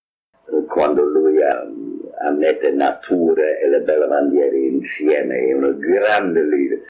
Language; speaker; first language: Italian; non-native, fluent; English